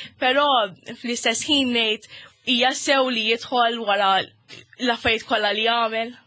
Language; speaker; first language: Maltese; early bilingual, other home language; English